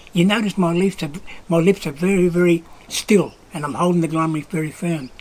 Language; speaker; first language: English; native; English